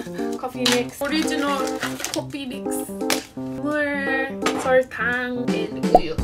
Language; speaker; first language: Korean; non-native, learner; English